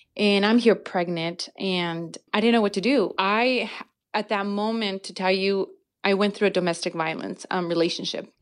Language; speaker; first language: English; native; English